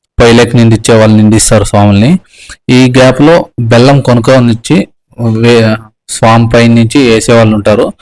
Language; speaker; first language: Telugu; native; Telugu